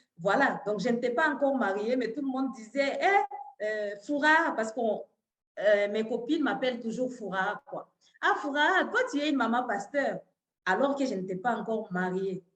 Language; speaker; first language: French; non-native, local second language; Swahili